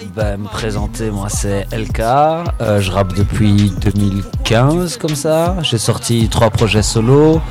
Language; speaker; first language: French; native; French